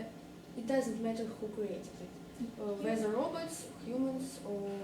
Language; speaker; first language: English; non-native, fluent; Russian